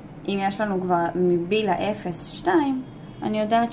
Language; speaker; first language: Hebrew; native; Hebrew